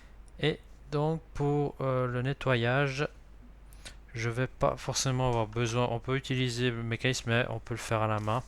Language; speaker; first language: French; native; French